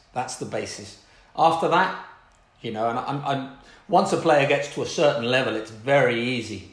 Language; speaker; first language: English; native; English